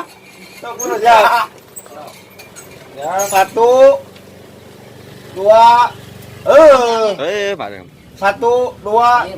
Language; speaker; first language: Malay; non-native, local second language; Sundanese